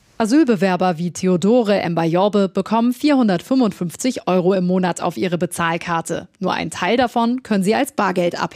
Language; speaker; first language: German; native; German